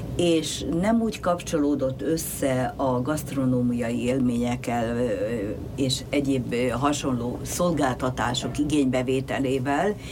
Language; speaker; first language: Hungarian; native; Hungarian